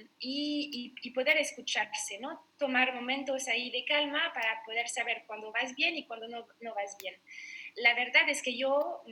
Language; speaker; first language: Spanish; non-native, fluent; French